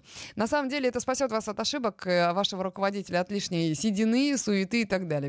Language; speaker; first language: Russian; native; Russian